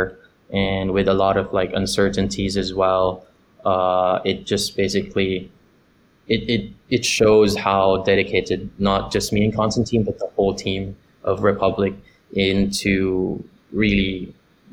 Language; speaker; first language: English; non-native, local second language; Filipino